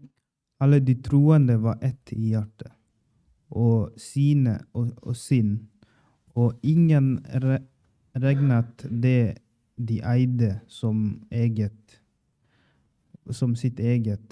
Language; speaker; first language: Swedish; non-native, learner; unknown